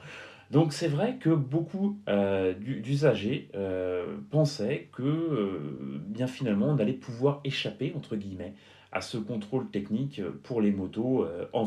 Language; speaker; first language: French; native; French